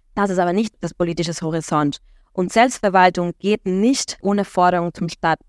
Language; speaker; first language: German; non-native, fluent; Spanish